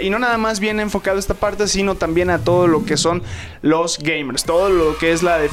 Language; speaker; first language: Spanish; native; Spanish